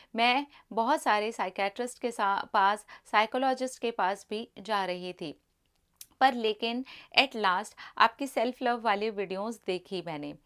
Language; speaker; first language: Hindi; native; Hindi